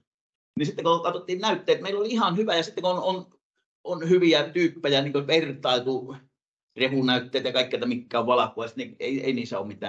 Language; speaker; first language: Finnish; native; Finnish